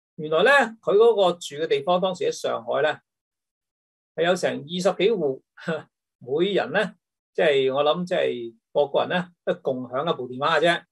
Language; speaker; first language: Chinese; non-native, local second language; Cantonese